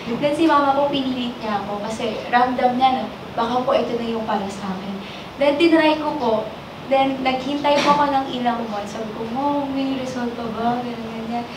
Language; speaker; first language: Filipino; native; Filipino